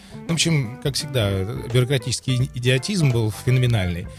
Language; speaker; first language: Russian; native; Russian